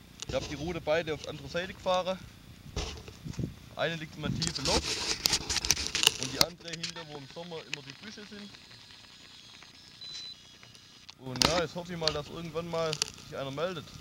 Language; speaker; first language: German; native; German